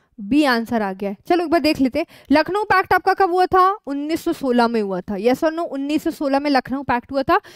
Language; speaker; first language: Hindi; native; Hindi